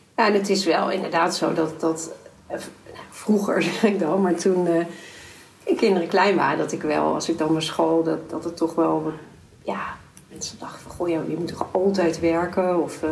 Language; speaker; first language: Dutch; native; Dutch